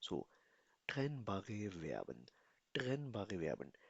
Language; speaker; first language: German; non-native, fluent; Hindi